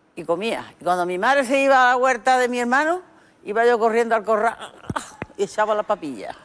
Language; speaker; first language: Spanish; native; Spanish